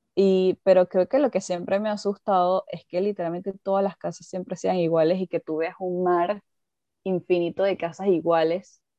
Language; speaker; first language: Spanish; native; Spanish